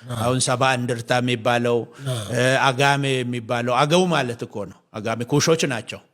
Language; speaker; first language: Amharic; non-native, local second language; Oromo